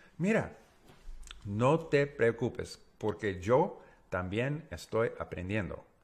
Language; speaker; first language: Spanish; non-native, learner; English